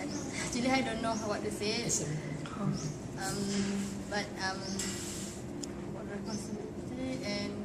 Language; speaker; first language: English; non-native, local second language; Malay